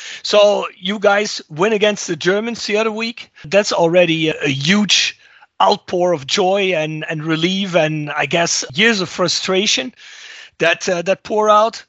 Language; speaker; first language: English; non-native, fluent; Dutch